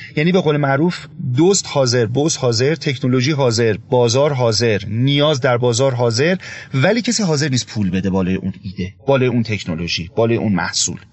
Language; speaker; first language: Persian; native; Persian